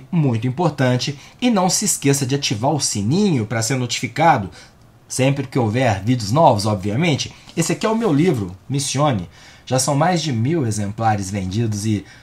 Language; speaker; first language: Portuguese; native; Portuguese